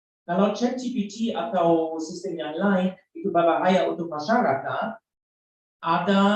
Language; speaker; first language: Indonesian; non-native, learner; German